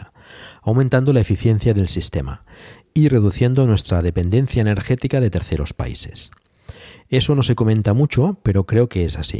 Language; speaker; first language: Spanish; native; Spanish